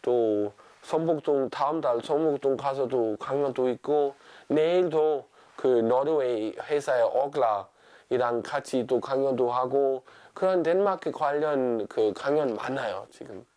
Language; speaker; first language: Korean; non-native, fluent; Danish